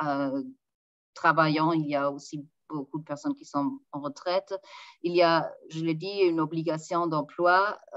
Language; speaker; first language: French; non-native, fluent; German